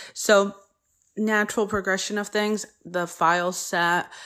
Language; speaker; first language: English; early bilingual, other home language; Polish